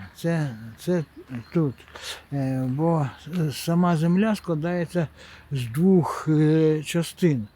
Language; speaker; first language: Ukrainian; non-native, local second language; Russian